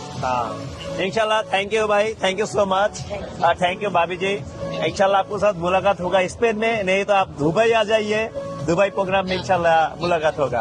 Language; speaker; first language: Hindi; non-native, fluent; Bangla